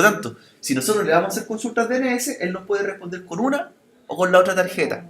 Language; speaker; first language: Spanish; native; Spanish